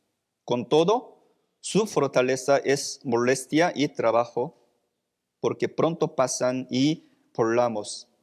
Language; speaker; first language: Spanish; non-native, fluent; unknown